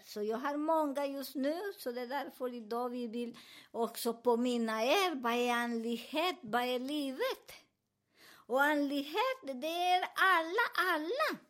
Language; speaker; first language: Swedish; non-native, fluent; Spanish